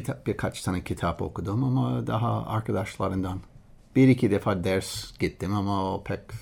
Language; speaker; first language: Turkish; non-native, learner; English